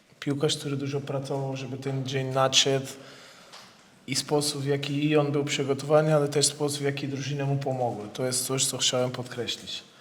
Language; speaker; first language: Polish; non-native, fluent; Portuguese